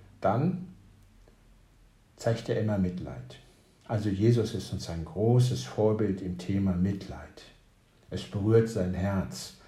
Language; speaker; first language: German; native; German